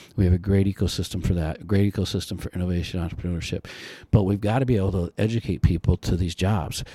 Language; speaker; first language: English; native; English